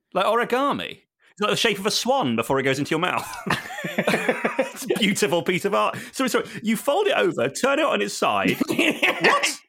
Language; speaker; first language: English; native; English